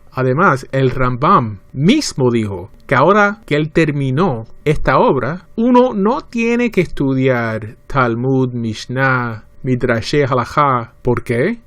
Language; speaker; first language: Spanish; early bilingual, heritage; Spanish